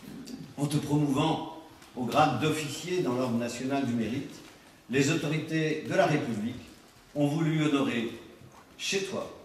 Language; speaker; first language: French; native; French